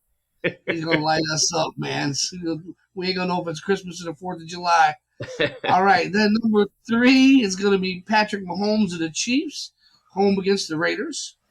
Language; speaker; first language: English; native; English